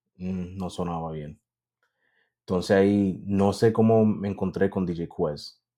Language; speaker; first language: Spanish; early bilingual, heritage; Spanish